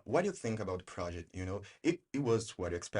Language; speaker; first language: English; non-native, learner; Portuguese